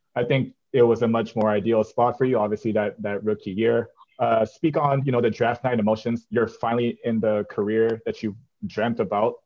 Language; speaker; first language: English; native; English